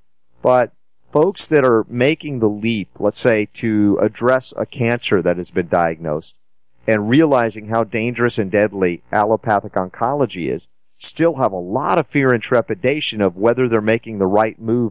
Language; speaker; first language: English; native; English